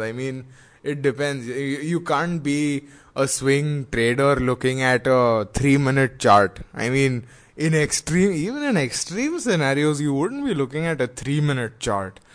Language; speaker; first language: English; non-native, local second language; Hindi